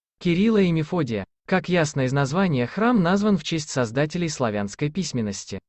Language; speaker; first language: Russian; native; Russian